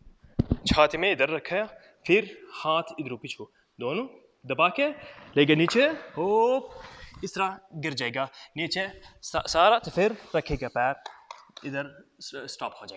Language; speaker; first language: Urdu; non-native, learner; Arabic